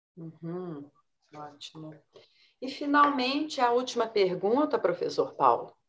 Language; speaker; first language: Portuguese; native; Portuguese